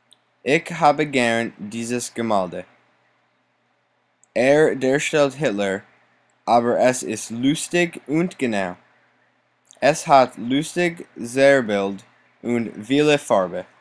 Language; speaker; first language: German; non-native, learner; English